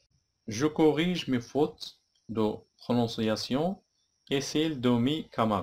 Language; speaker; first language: French; non-native, local second language; Arabic